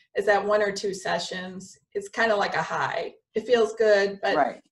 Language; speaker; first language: English; native; English